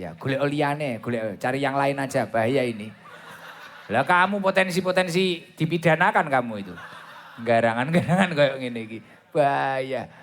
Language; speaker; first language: Indonesian; non-native, local second language; Javanese